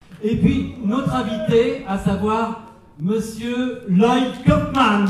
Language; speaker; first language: French; native; French